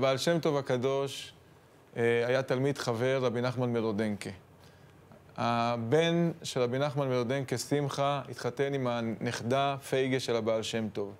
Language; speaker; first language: Hebrew; native; Hebrew